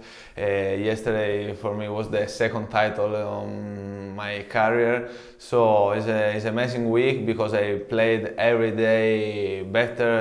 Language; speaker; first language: English; non-native, learner; Italian